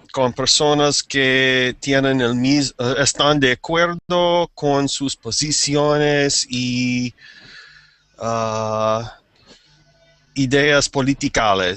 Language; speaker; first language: Spanish; non-native, fluent; English